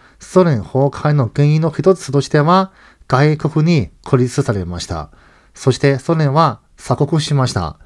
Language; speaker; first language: Japanese; non-native, fluent; Chinese